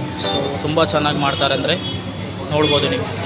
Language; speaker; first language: Kannada; early bilingual, heritage; Kannada